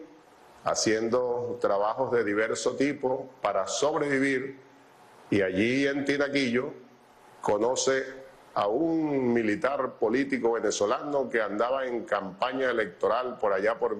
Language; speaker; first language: Spanish; native; Spanish